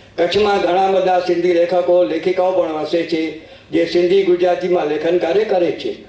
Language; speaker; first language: Gujarati; non-native, local second language; Sindhi